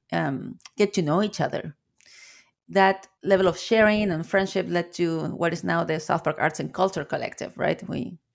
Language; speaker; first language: English; non-native, fluent; Spanish